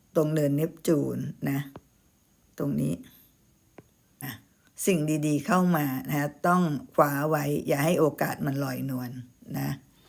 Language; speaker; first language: Thai; native; Thai